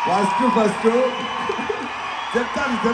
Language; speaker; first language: Telugu; non-native, learner; Tamil